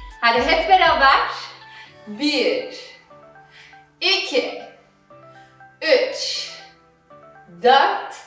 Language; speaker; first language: Turkish; non-native, fluent; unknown